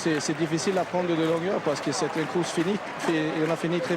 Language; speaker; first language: French; non-native, learner; Swedish